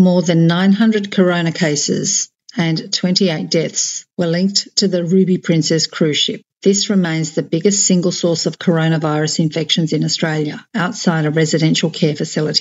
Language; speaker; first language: English; native; English